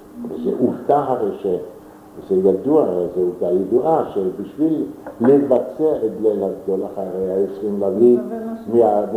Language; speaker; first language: Hebrew; non-native, fluent; German